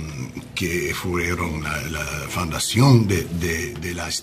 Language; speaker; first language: Spanish; non-native, learner; English